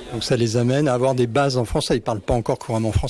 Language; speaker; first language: French; native; French